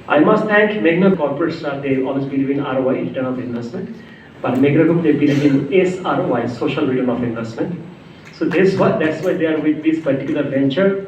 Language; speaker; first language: English; non-native, local second language; Bangla